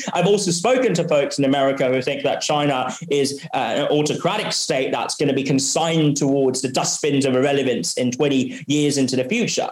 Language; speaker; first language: English; non-native, local second language; Cantonese